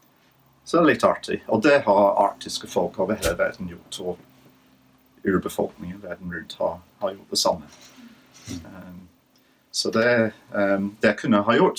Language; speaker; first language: Norwegian; non-native, fluent; English